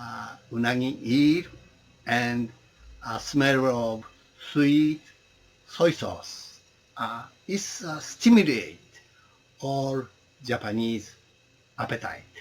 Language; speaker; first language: English; non-native, learner; Japanese